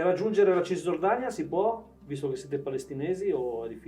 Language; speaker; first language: Italian; native; Italian